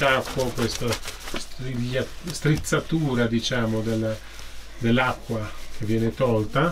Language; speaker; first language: Italian; native; Italian